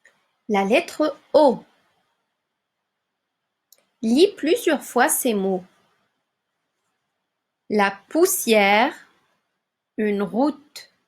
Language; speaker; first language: French; non-native, local second language; Arabic